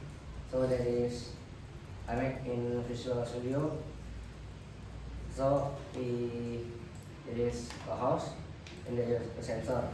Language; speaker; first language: English; non-native, learner; Indonesian